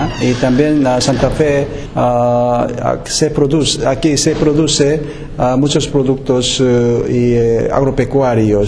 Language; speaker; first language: Spanish; non-native, fluent; Korean